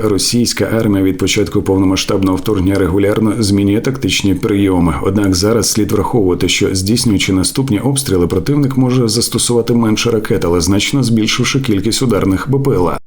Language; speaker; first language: Ukrainian; native; Ukrainian